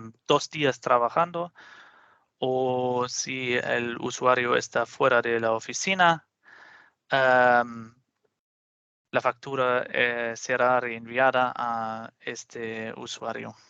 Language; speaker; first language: Spanish; non-native, fluent; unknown